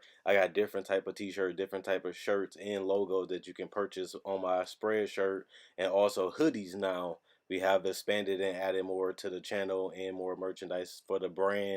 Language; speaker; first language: English; native; English